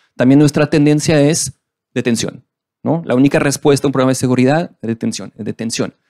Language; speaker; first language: Spanish; non-native, fluent; French